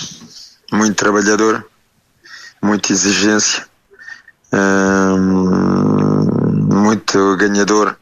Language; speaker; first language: Portuguese; early bilingual, heritage; French